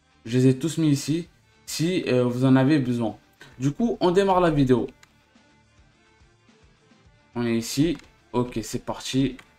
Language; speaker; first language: French; native; French